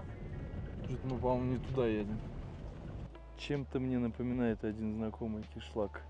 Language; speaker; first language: Russian; native; Russian